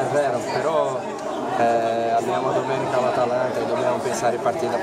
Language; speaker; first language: Italian; non-native, fluent; Portuguese